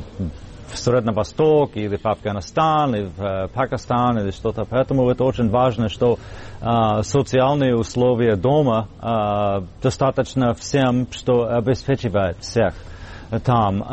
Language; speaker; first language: Russian; non-native, fluent; English